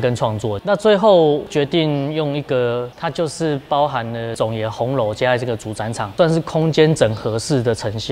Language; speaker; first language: Chinese; native; Chinese